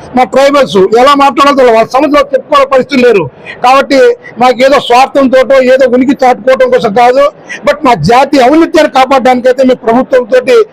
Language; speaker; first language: Telugu; non-native, local second language; Lambadi